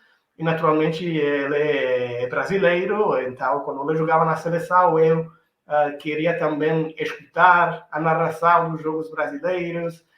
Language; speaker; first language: Portuguese; non-native, fluent; Italian